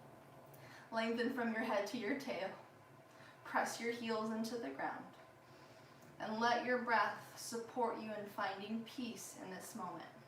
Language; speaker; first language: English; native; English